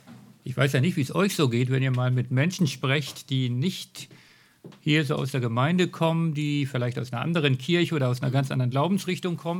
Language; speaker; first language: German; native; German